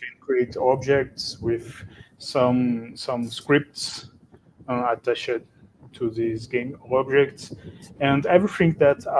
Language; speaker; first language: English; non-native, fluent; Portuguese